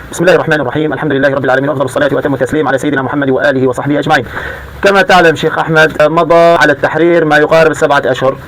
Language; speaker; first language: Arabic; native; Arabic